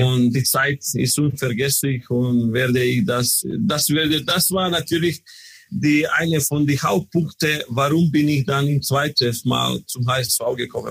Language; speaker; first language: German; non-native, learner; Croatian